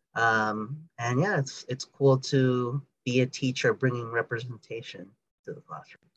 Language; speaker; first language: English; early bilingual, other home language; Spanish